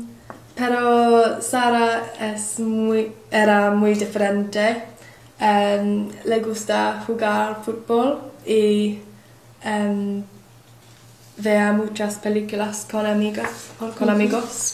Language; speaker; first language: Spanish; non-native, learner; English